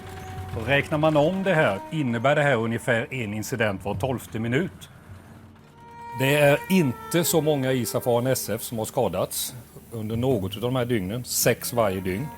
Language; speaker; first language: Swedish; native; Swedish